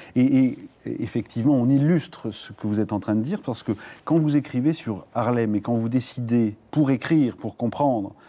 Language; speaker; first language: French; native; French